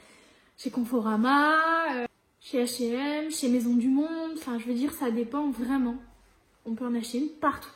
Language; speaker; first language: French; native; French